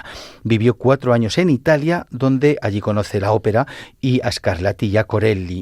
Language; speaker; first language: Spanish; native; Spanish